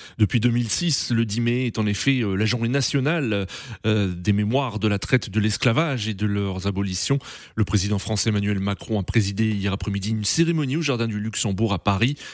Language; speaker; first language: French; native; French